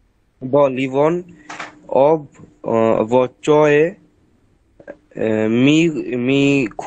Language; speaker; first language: Persian; non-native, learner; Bangla